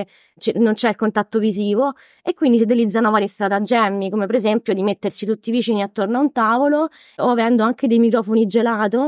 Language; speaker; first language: Italian; native; Italian